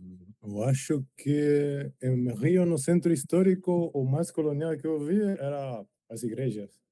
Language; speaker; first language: Portuguese; non-native, learner; Spanish